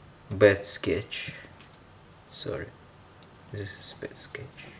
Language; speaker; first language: English; non-native, learner; Russian